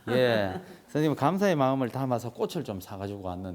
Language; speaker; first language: Korean; native; Korean